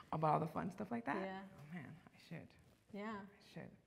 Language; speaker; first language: English; early bilingual, other home language; Spanish